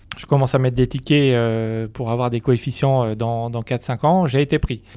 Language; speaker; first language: French; native; French